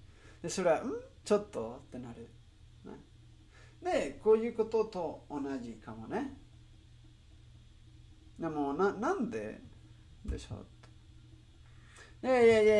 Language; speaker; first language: Japanese; non-native, learner; Spanish